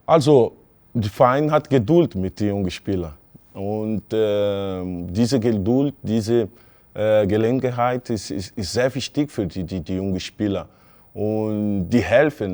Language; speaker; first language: German; non-native, fluent; Portuguese